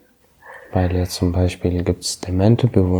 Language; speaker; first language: German; non-native, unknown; Arabic